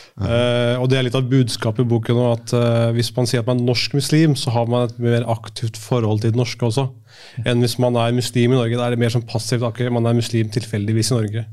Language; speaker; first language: Norwegian; early bilingual, other home language; Urdu